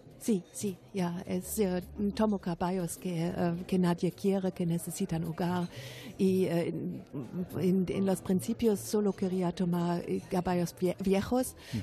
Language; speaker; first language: Spanish; non-native, fluent; German